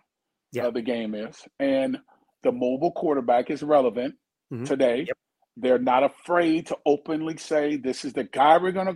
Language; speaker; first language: English; native; English